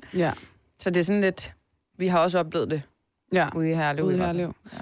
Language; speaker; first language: Danish; native; Danish